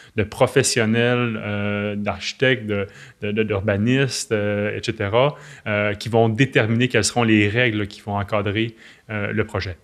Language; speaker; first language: French; native; French